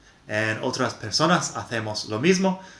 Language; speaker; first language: Spanish; non-native, fluent; English